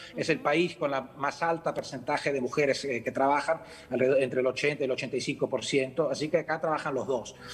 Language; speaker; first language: Spanish; early bilingual, heritage; Spanish